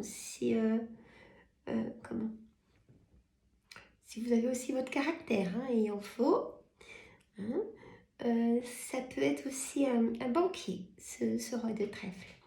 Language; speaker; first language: French; native; French